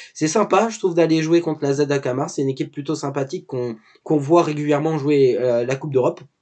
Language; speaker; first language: French; native; French